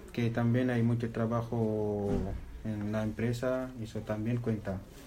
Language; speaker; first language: Spanish; non-native, fluent; Fula